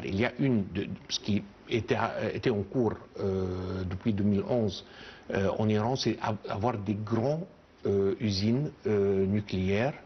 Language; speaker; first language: French; non-native, fluent; Arabic